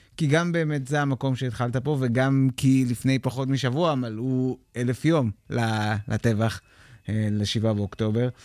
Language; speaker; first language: Hebrew; native; Hebrew